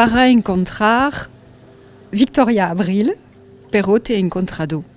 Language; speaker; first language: Spanish; non-native, learner; French